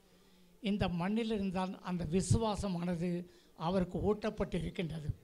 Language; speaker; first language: Tamil; native; Tamil